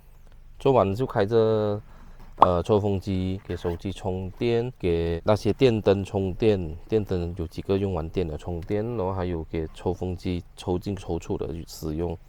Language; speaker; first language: Chinese; native; Chinese